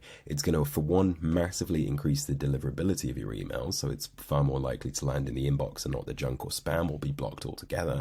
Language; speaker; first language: English; native; English